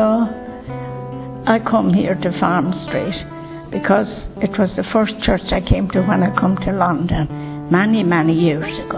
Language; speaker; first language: English; native; English